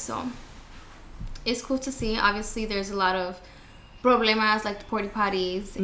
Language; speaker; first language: English; early bilingual, other home language; Spanish